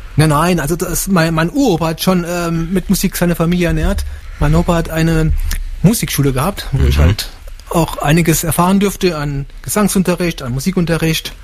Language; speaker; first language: German; early bilingual, heritage; Italian